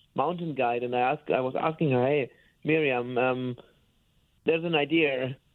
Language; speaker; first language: English; non-native, fluent; German